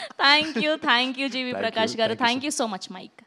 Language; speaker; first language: Telugu; native; Telugu